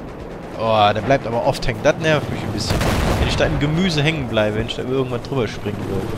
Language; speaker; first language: German; native; German